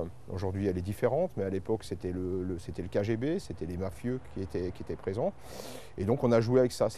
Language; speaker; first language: French; native; French